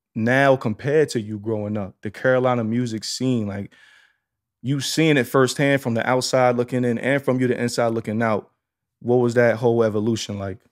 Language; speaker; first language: English; native; English